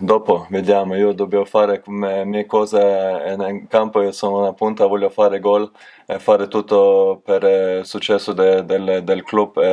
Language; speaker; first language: Italian; non-native, learner; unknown